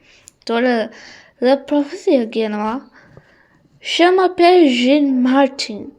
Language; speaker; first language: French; non-native, learner; Sinhala